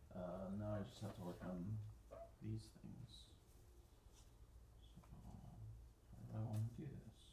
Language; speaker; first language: English; native; English